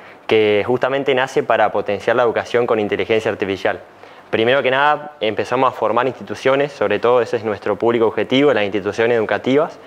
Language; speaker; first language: Spanish; native; Spanish